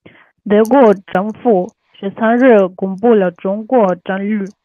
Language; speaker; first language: Chinese; non-native, learner; Arabic